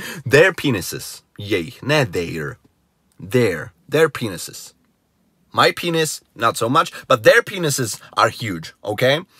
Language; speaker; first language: English; non-native, fluent; Czech